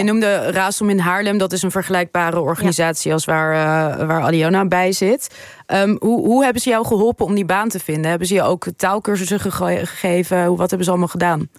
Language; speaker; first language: Dutch; native; Dutch